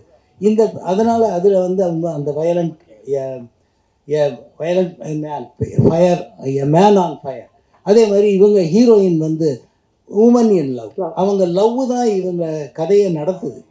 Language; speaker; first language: Tamil; native; Tamil